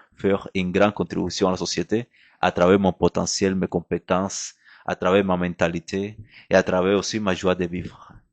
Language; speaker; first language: French; non-native, fluent; Spanish